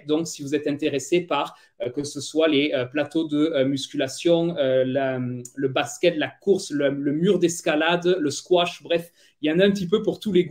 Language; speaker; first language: French; native; French